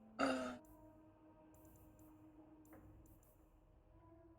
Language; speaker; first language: Spanish; native; Spanish